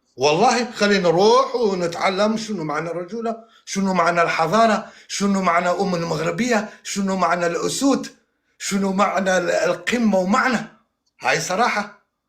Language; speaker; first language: Arabic; non-native, local second language; Kurdish